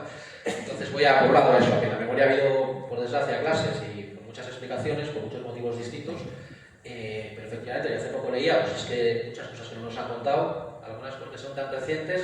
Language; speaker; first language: Spanish; native; Spanish